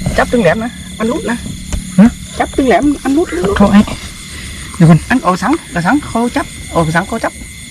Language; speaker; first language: Thai; native; Thai